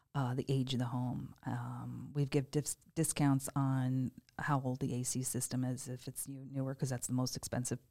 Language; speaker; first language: English; native; English